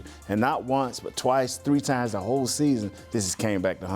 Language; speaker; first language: English; native; English